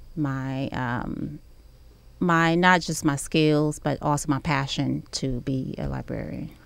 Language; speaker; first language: English; early bilingual, other home language; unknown